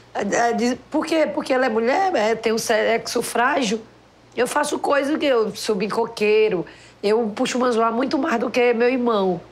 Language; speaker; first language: Portuguese; native; Portuguese